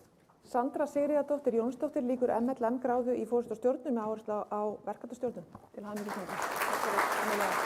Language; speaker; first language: Icelandic; native; Icelandic